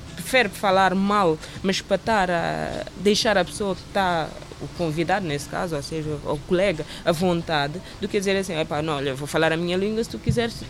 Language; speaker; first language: Portuguese; non-native, local second language; Kabuverdianu